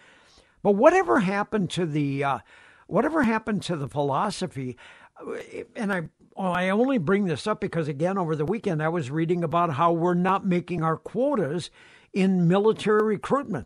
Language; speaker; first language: English; native; English